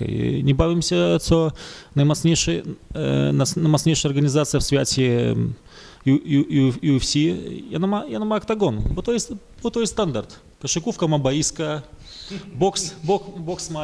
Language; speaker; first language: Polish; non-native, fluent; Russian